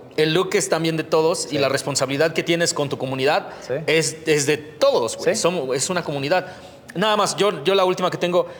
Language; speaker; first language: Spanish; native; Spanish